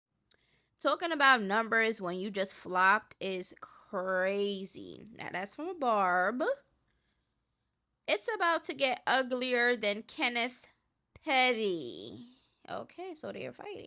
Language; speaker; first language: English; native; English